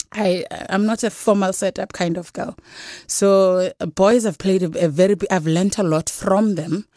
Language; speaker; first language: English; non-native, local second language; Xhosa